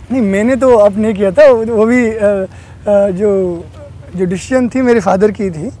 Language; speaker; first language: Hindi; non-native, fluent; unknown